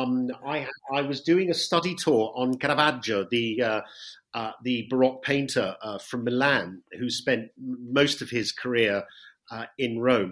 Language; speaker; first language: English; native; English